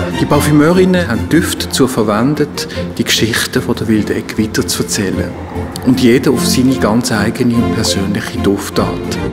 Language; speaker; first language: German; native; German